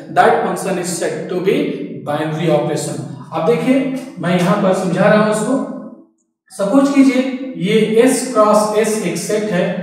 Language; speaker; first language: Hindi; native; Hindi